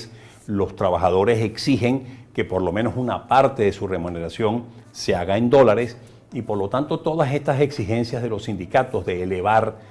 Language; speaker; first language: Spanish; native; Spanish